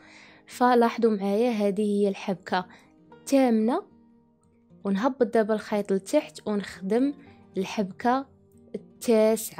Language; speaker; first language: Arabic; native; Arabic